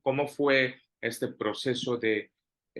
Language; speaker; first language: Spanish; non-native, fluent; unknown